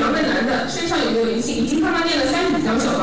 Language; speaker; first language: Chinese; native; Chinese